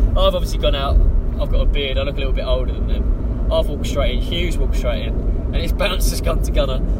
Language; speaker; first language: English; native; English